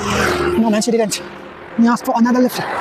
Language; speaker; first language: English; non-native, learner; Hindi